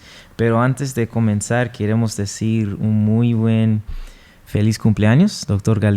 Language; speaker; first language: Spanish; non-native, fluent; English